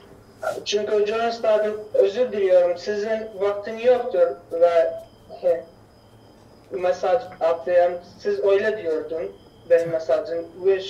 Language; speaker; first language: Turkish; non-native, learner; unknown